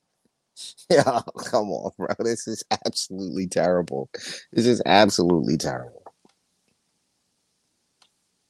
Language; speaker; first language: English; native; English